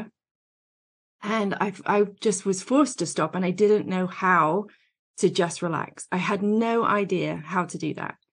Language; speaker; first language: English; native; English